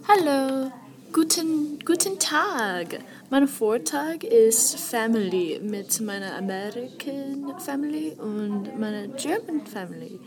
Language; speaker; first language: German; non-native, learner; English